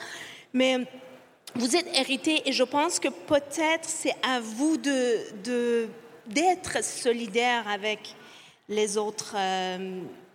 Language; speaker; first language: French; non-native, fluent; Persian